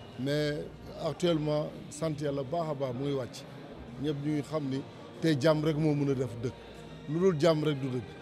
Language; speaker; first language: Wolof; non-native, local second language; Jola-Fonyi